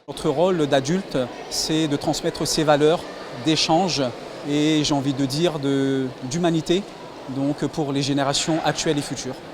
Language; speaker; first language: French; native; French